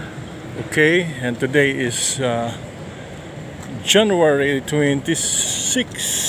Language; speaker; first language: English; non-native, local second language; Filipino